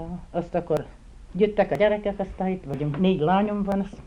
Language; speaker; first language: Hungarian; early bilingual, heritage; Hungarian